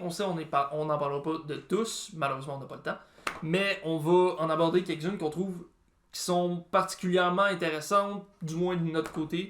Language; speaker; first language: French; native; French